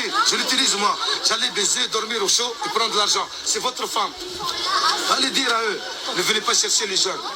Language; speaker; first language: French; non-native, local second language; Arabic